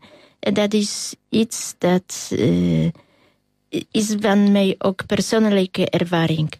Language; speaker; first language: Dutch; non-native, learner; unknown